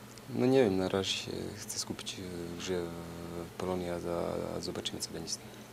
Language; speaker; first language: Polish; non-native, fluent; Serbian